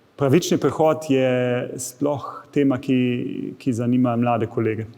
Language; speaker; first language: Slovenian; non-native, fluent; German